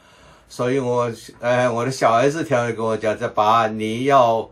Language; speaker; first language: Chinese; non-native, local second language; Min Nan Chinese